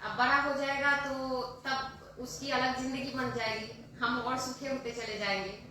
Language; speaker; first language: Hindi; non-native, local second language; Bangla